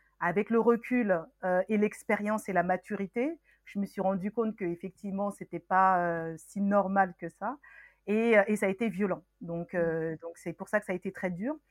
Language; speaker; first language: French; early bilingual, other home language; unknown